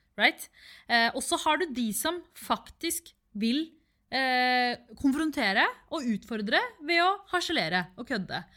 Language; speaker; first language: Norwegian; early bilingual, other home language; Tamil